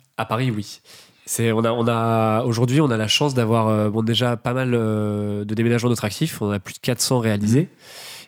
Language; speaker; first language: French; native; French